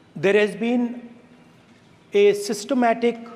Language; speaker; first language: English; non-native, local second language; Hindi